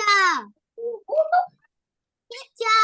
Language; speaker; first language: English; non-native, learner; Vietnamese